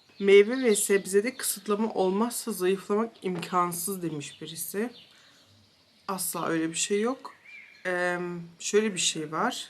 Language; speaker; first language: Turkish; early bilingual, heritage; Turkish